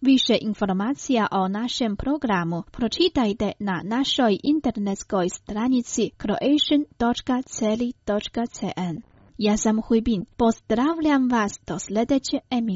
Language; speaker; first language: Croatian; non-native, fluent; Chinese